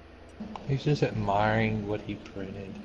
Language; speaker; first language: English; native; English